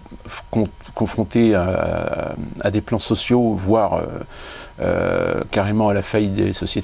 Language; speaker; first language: French; native; French